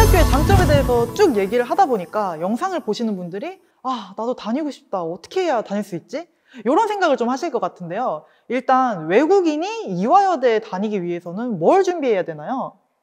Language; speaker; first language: Korean; native; Korean